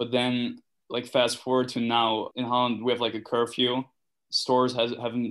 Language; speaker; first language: English; non-native, fluent; Dutch